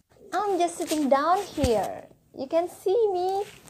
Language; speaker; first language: English; non-native, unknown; Indonesian